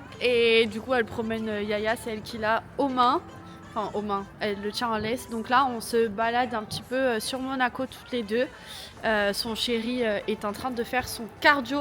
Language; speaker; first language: French; native; French